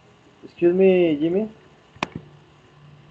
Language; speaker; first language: English; non-native, learner; Spanish